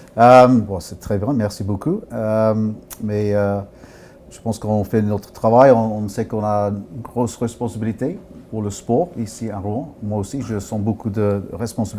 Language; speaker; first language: French; non-native, fluent; English